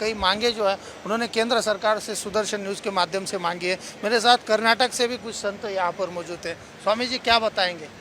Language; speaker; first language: Hindi; native; Hindi